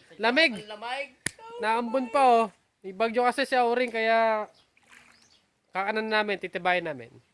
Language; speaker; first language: Filipino; native; Filipino